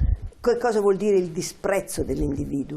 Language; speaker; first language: Italian; native; Italian